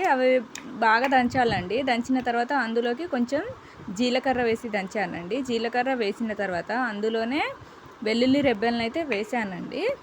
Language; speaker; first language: Telugu; non-native, local second language; Lambadi